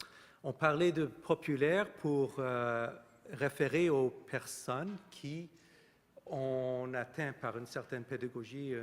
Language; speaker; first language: French; non-native, fluent; Arabic